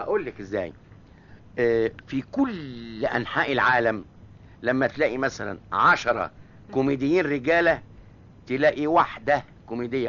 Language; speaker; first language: Arabic; native; Arabic